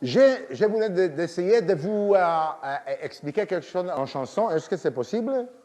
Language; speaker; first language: French; non-native, learner; Hebrew